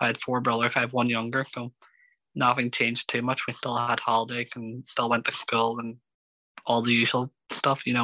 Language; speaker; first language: English; native; English